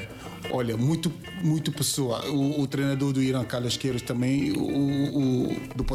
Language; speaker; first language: Portuguese; non-native, learner; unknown